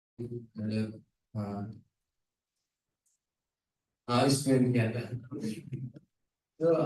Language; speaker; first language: Hindi; non-native, local second language; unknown